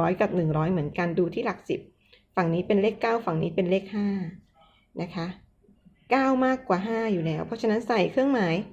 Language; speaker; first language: Thai; native; Thai